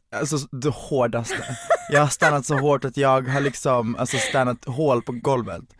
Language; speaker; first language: Swedish; early bilingual, other home language; Hungarian